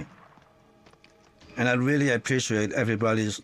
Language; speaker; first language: English; non-native, local second language; Cantonese